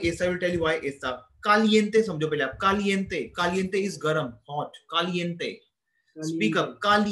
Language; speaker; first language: Spanish; non-native, fluent; Hindi